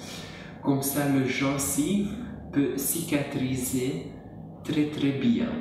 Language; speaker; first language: French; non-native, learner; Hungarian